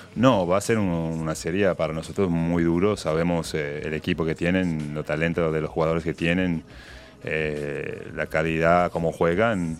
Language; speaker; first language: Spanish; early bilingual, heritage; Spanish